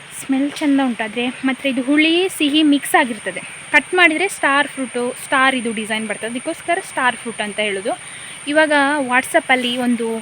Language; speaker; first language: Kannada; native; Kannada